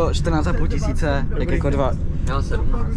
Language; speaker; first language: Czech; native; Czech